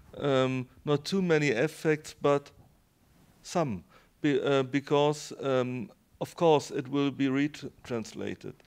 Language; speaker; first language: English; non-native, fluent; German